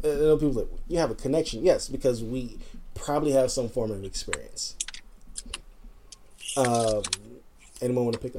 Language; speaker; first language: English; native; English